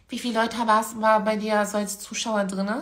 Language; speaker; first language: German; native; German